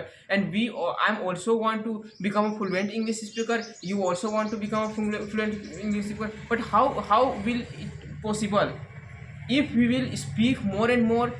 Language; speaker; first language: English; non-native, learner; Hindi